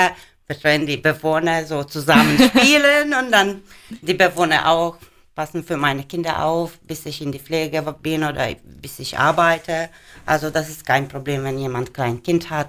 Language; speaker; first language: German; non-native, fluent; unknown